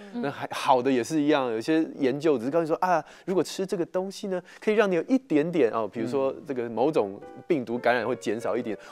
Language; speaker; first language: Chinese; native; Chinese